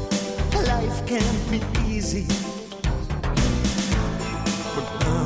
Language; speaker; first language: English; native; English